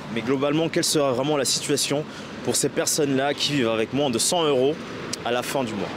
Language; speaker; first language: French; native; French